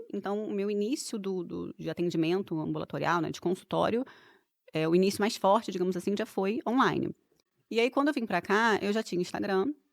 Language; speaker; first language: Portuguese; native; Portuguese